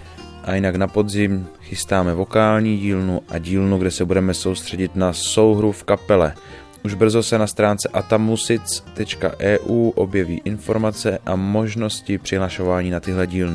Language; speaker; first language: Czech; native; Czech